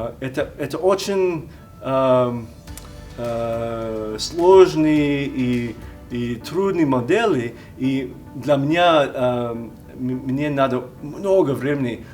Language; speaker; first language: Russian; non-native, learner; English